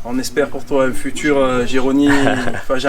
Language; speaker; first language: French; native; French